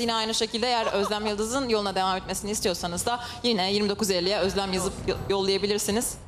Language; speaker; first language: Turkish; native; Turkish